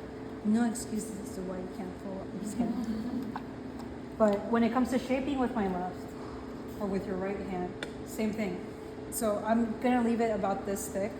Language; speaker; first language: English; native; English